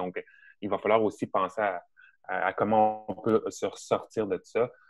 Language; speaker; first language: French; native; French